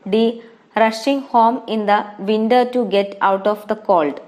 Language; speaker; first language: English; non-native, local second language; Malayalam